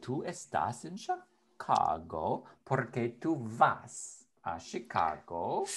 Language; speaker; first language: Spanish; non-native, fluent; English